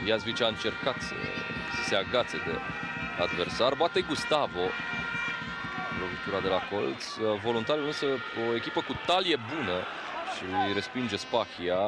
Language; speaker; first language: Romanian; native; Romanian